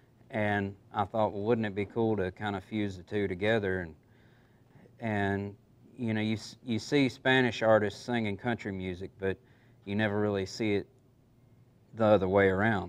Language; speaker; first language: English; native; English